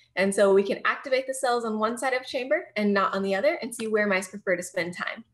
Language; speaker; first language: English; native; English